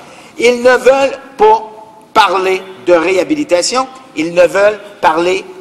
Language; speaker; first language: French; native; French